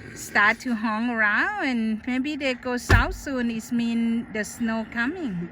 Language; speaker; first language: English; non-native, learner; Thai